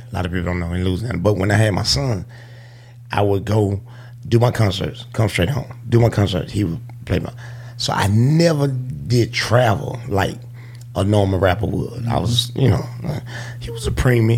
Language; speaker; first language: English; native; English